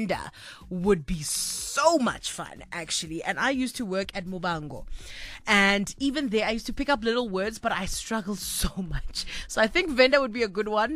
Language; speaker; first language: English; non-native, local second language; Tswana